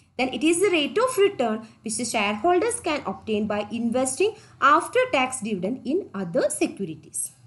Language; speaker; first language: English; non-native, local second language; Malayalam